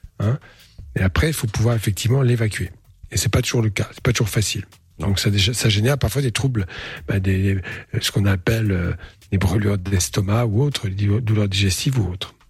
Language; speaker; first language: French; native; French